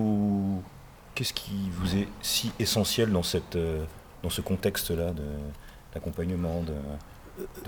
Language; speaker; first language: French; native; French